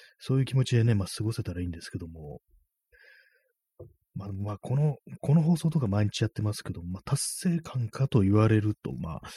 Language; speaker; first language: Japanese; native; Japanese